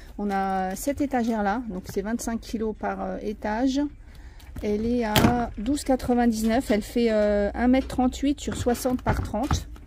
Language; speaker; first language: French; native; French